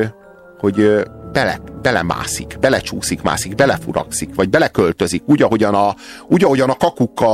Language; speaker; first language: Hungarian; native; Hungarian